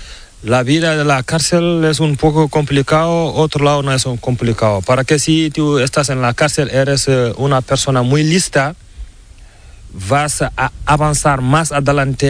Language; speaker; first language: Spanish; non-native, learner; Fula